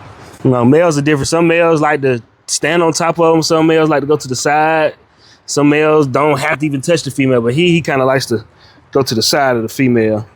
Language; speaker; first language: English; native; English